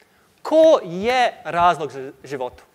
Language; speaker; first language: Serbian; non-native, learner; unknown